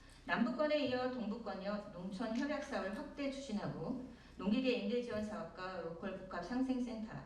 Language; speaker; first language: Korean; native; Korean